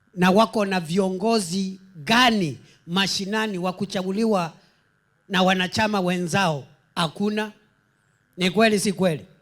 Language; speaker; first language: Swahili; non-native, local second language; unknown